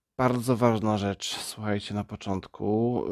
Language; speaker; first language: Polish; native; Polish